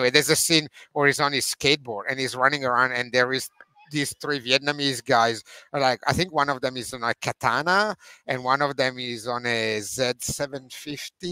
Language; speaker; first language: English; non-native, fluent; Italian